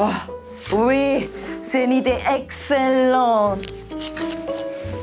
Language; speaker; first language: French; non-native, local second language; German